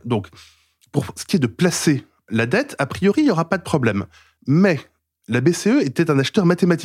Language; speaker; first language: French; native; French